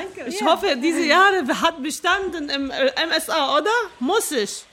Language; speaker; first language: German; non-native, learner; Arabic